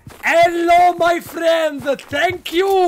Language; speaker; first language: English; non-native, learner; Italian